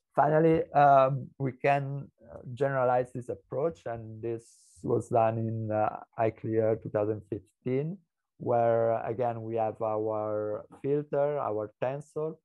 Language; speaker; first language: English; non-native, fluent; Italian